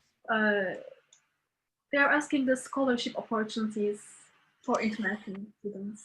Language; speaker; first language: English; non-native, fluent; Turkish